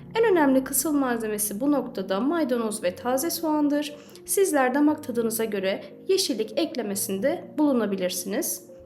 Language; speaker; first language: Turkish; native; Turkish